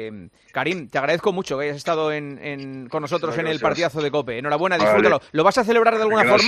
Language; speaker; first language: Spanish; native; Spanish